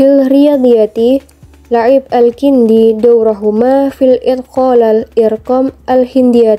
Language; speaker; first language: Arabic; non-native, learner; Indonesian